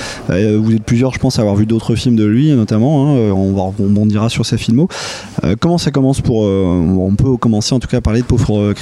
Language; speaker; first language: French; native; French